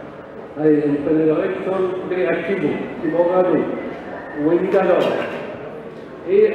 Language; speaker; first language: Spanish; non-native, learner; French